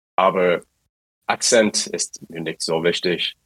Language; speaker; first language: German; non-native, fluent; English